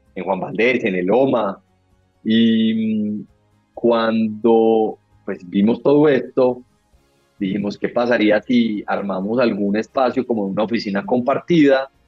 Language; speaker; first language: Spanish; native; Spanish